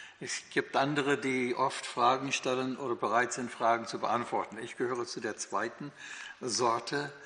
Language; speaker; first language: German; non-native, fluent; English